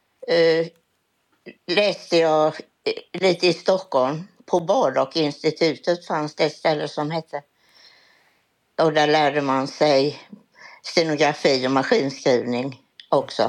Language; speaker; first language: Swedish; native; Swedish